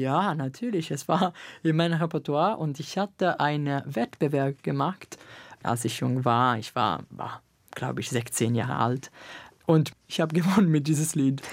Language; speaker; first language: German; non-native, learner; Italian